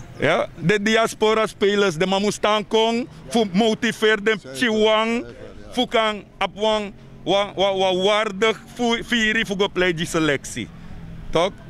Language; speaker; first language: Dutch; native; Dutch